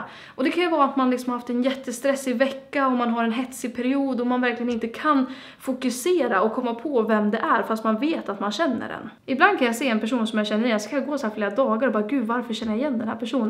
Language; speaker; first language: Swedish; native; Swedish